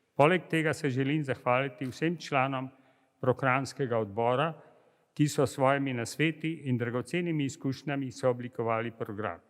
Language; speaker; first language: Slovenian; native; Slovenian